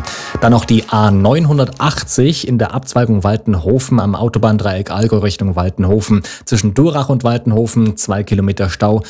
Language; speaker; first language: German; native; German